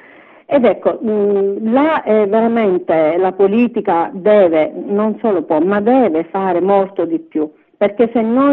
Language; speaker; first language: Italian; native; Italian